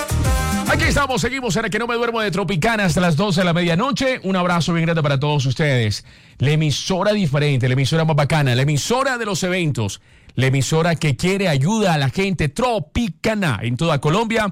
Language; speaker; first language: Spanish; native; Spanish